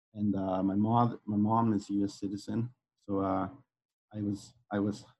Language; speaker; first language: English; non-native, fluent; Spanish